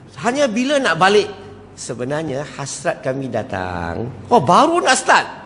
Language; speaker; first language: Malay; non-native, local second language; Chinese